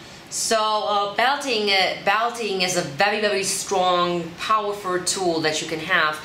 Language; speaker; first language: English; non-native, fluent; German